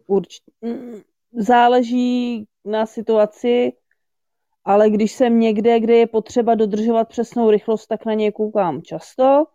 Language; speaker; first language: Czech; native; Czech